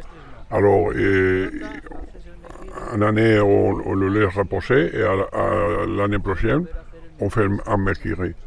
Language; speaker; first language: French; non-native, learner; Spanish